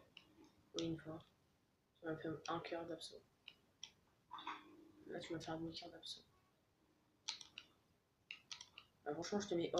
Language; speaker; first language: French; native; French